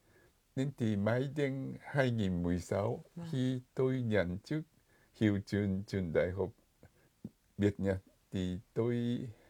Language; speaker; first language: Vietnamese; non-native, fluent; Japanese